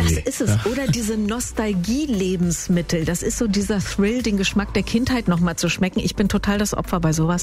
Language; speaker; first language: German; native; German